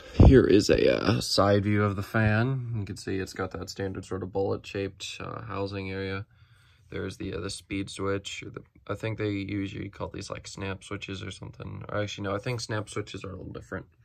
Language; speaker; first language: English; native; English